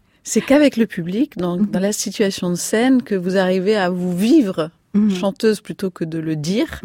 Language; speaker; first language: French; native; French